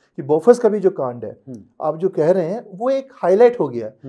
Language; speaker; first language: Hindi; non-native, local second language; Telugu